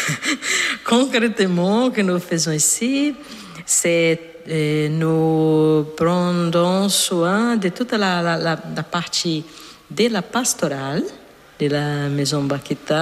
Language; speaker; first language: French; non-native, fluent; Portuguese